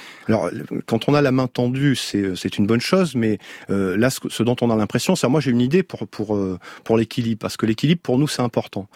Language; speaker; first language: French; native; French